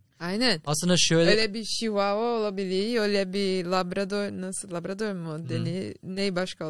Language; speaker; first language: Turkish; non-native, learner; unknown